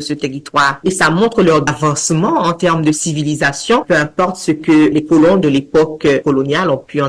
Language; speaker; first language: French; native; French